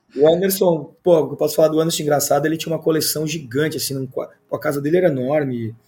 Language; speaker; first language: Portuguese; native; Portuguese